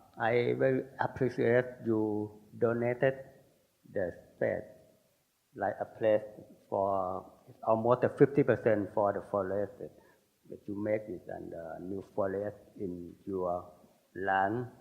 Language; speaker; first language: English; non-native, learner; Thai